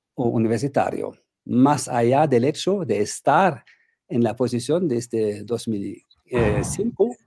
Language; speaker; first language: Spanish; non-native, fluent; German